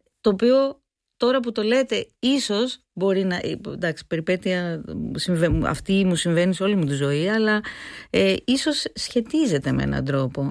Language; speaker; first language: Greek; native; Greek